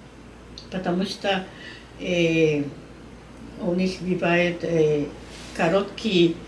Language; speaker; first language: Russian; non-native, learner; Spanish